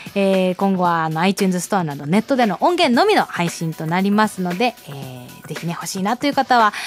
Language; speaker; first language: Japanese; early bilingual, heritage; Japanese